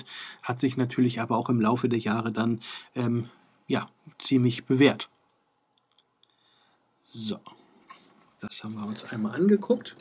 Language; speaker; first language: German; native; German